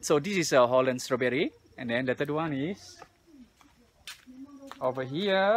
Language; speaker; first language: English; non-native, local second language; Malay